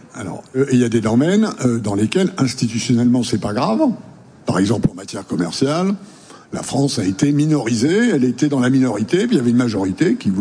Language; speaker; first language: French; native; French